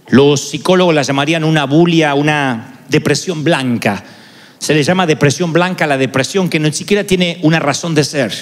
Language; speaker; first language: Spanish; native; Spanish